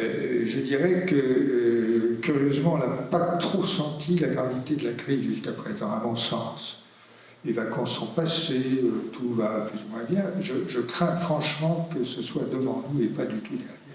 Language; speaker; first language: French; native; French